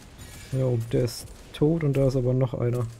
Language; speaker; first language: German; native; German